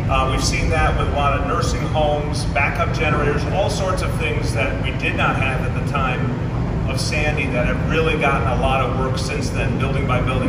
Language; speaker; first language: English; native; English